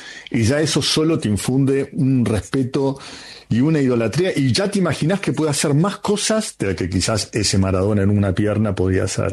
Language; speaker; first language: Spanish; native; Spanish